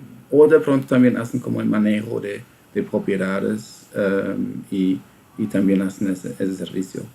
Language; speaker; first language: Spanish; non-native, fluent; German